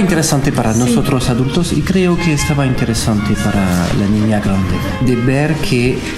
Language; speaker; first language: Spanish; non-native, fluent; French